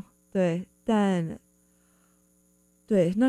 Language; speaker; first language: Chinese; non-native, fluent; English